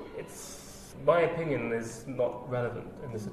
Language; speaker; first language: English; native; English